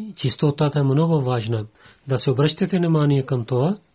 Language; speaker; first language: Bulgarian; non-native, learner; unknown